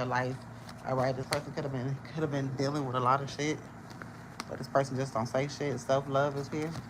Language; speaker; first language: English; native; English